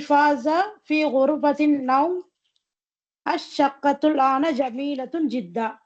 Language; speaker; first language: Arabic; non-native, learner; Tamil